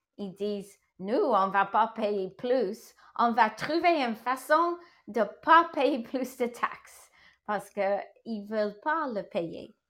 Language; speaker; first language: French; non-native, learner; English